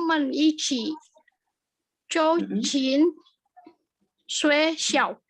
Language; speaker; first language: Chinese; non-native, learner; Indonesian